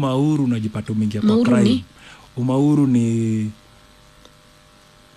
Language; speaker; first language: Swahili; native; Swahili